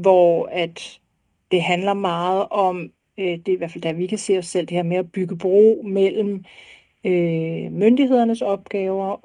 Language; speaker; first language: Danish; native; Danish